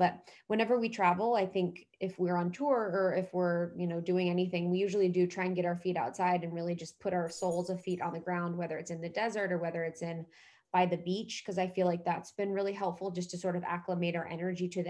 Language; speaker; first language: English; native; English